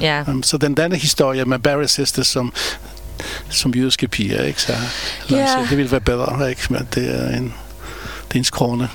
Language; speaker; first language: Danish; non-native, fluent; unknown